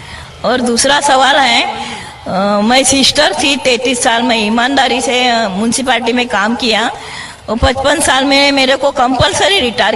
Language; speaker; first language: Hindi; non-native, local second language; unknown